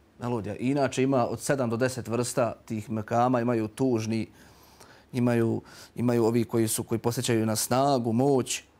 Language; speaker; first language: Croatian; native; Croatian